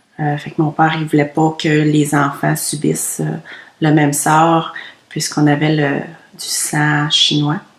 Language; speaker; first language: French; early bilingual, other home language; Vietnamese